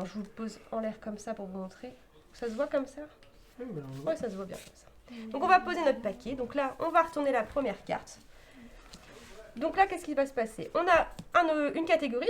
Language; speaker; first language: French; native; French